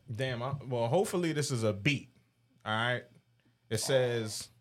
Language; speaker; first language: English; early bilingual, other home language; Spanish